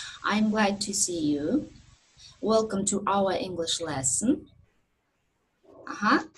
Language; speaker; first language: English; non-native, fluent; Kazakh